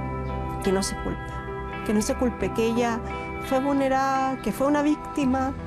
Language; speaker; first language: Spanish; native; Spanish